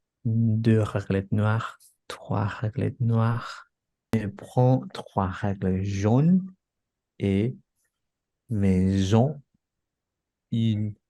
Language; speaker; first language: French; non-native, learner; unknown